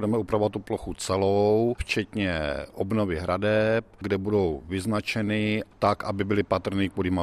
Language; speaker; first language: Czech; native; Czech